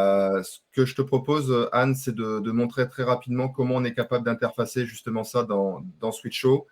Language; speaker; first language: French; native; French